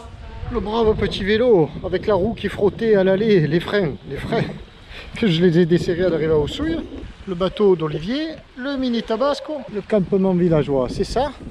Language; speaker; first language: French; native; French